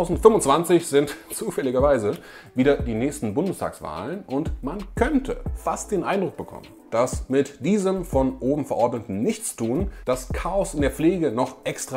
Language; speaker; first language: German; native; German